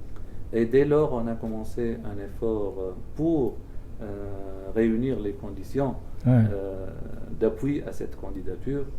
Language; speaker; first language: French; non-native, local second language; Arabic